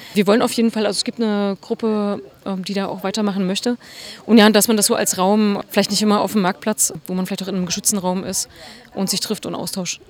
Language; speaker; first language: German; native; German